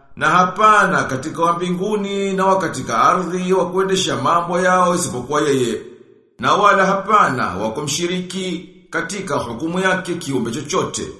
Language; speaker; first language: Swahili; native; Swahili